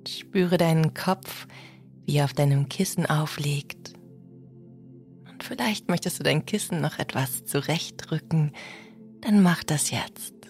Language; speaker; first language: German; native; German